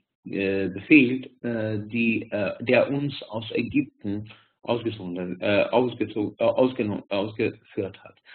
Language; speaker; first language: German; non-native, fluent; Hungarian